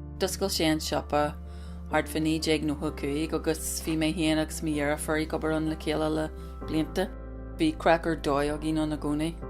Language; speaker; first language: Irish; non-native, local second language; English